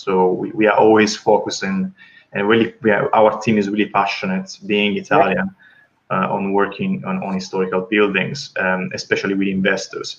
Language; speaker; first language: English; non-native, fluent; Italian